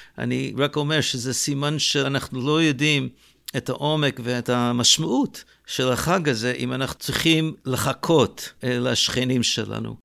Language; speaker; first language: Hebrew; non-native, fluent; English